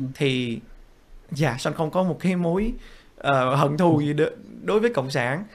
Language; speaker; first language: Vietnamese; early bilingual, other home language; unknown